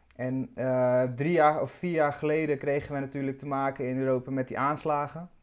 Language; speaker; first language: Dutch; native; Dutch